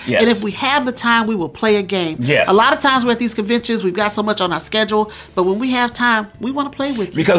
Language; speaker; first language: English; native; English